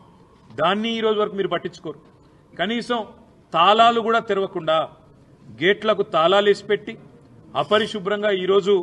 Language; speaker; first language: Telugu; native; Telugu